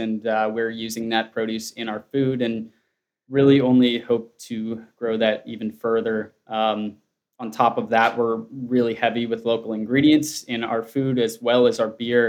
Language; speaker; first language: English; native; English